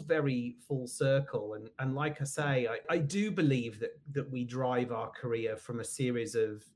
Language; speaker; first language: English; native; English